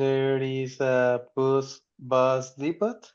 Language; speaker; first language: English; non-native, learner; Spanish